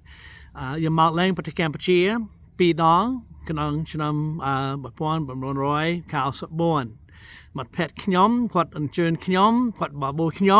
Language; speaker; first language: Khmer; non-native, fluent; English